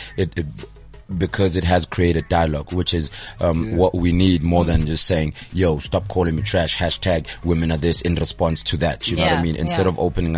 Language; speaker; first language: English; non-native, local second language; Zulu